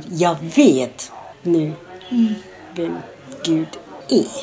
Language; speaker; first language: Swedish; non-native, fluent; Amharic